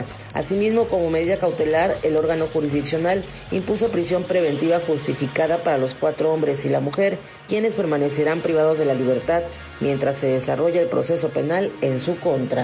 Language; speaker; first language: Spanish; native; Spanish